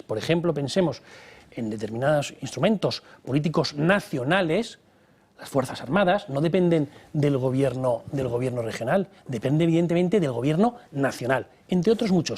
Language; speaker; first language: Spanish; native; Spanish